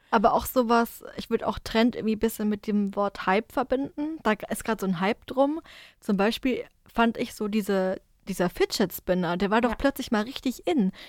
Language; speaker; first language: German; native; German